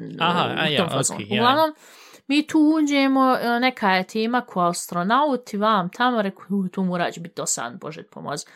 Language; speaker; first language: Bosnian; early bilingual, heritage; Bosnian